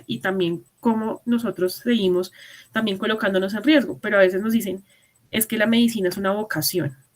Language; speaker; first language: Spanish; native; Spanish